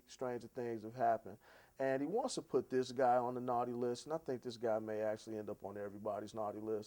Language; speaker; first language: English; native; English